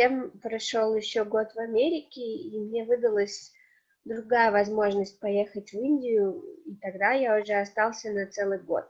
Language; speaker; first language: Russian; native; Russian